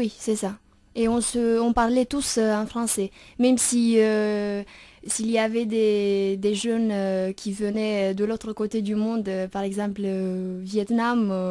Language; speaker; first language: French; non-native, fluent; Romanian